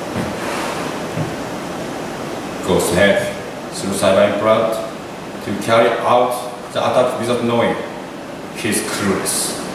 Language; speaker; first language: English; non-native, learner; Japanese